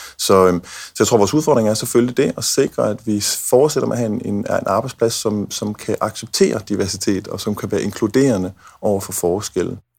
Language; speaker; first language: Danish; native; Danish